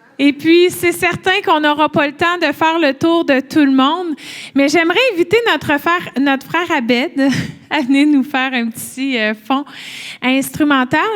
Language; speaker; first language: French; native; French